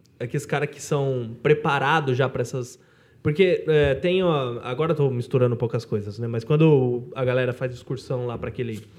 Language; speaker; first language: Portuguese; native; Portuguese